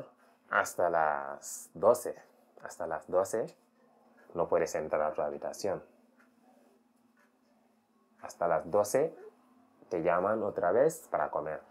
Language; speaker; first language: Spanish; non-native, fluent; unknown